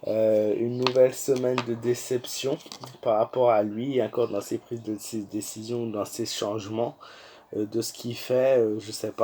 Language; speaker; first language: French; native; French